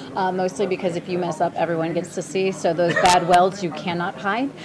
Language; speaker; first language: English; early bilingual, other home language; Ukrainian